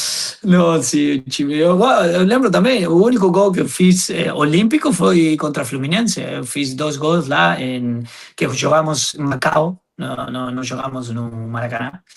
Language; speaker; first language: Portuguese; non-native, fluent; Spanish